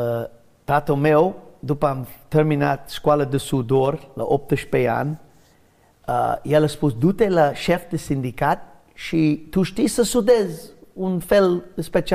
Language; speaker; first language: Romanian; non-native, learner; English